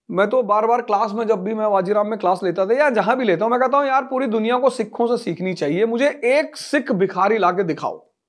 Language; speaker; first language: Hindi; native; Hindi